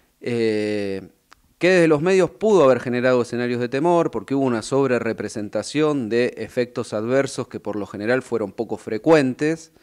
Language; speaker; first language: Spanish; native; Spanish